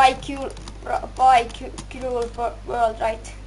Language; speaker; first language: English; non-native, learner; Estonian